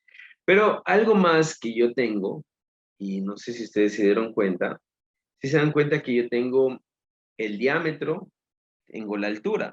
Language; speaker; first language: Spanish; native; Spanish